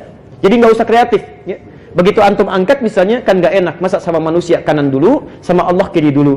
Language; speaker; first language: Indonesian; native; Indonesian